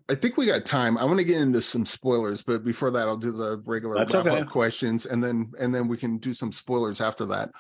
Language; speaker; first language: English; native; English